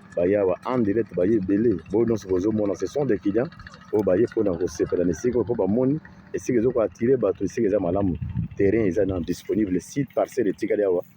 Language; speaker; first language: Lingala; native; Lingala